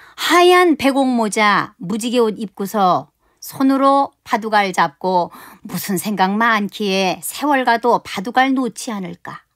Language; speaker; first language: Korean; native; Korean